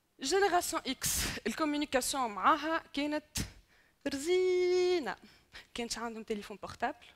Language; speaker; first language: Arabic; native; Arabic